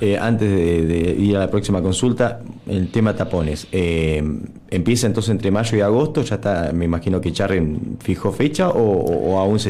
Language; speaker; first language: Spanish; native; Spanish